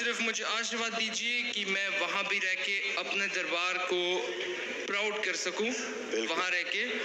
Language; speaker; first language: Hindi; early bilingual, heritage; Hindi